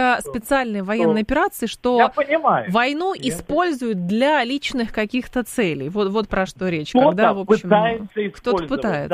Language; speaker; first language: Russian; native; Russian